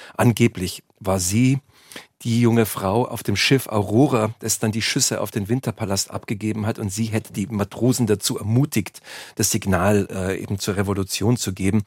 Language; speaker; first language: German; native; German